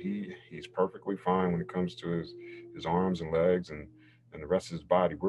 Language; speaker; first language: English; native; English